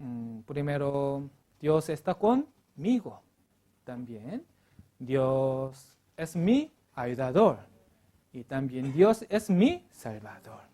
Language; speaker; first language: Spanish; non-native, learner; Korean